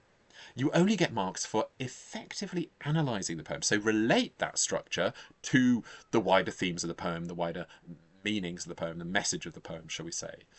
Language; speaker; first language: English; native; English